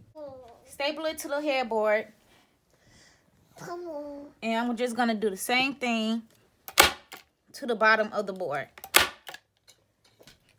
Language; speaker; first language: English; native; English